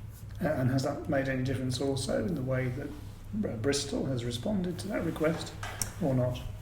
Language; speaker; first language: English; native; English